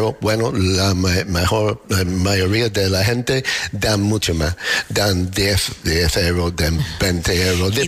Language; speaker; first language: Spanish; non-native, learner; English